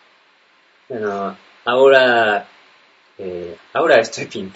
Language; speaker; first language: Spanish; non-native, learner; Japanese